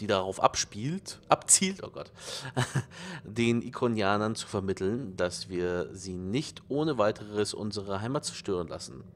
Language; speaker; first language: German; native; German